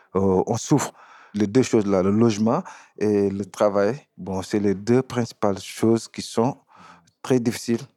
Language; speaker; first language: French; non-native, local second language; Wolof